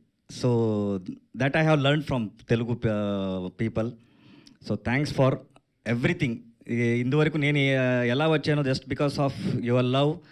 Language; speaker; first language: Telugu; non-native, learner; Kannada